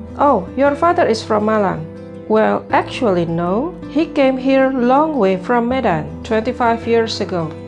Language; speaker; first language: English; non-native, fluent; Indonesian